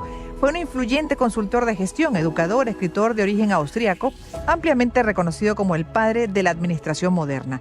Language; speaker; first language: Spanish; native; Spanish